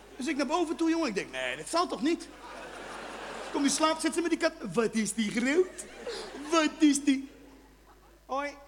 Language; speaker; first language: Dutch; non-native, fluent; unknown